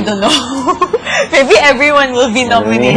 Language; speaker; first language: English; non-native, local second language; Filipino